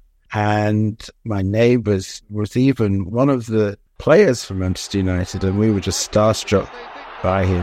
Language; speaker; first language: English; early bilingual, other home language; Jamaican Creole English